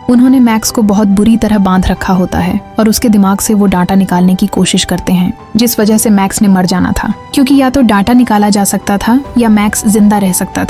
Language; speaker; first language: Hindi; native; Hindi